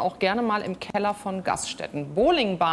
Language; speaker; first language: German; native; German